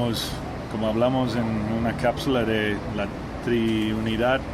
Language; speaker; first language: Spanish; non-native, learner; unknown